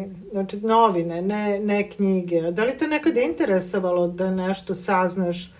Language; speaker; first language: Serbian; native; Serbian